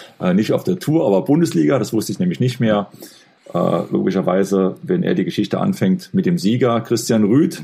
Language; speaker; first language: German; native; German